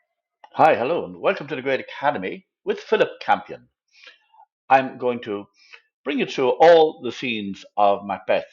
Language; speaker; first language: English; native; English